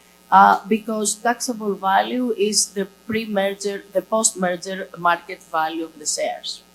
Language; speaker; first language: English; non-native, fluent; Greek